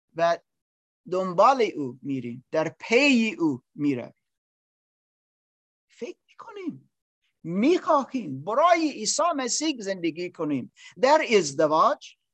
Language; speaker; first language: Persian; non-native, learner; English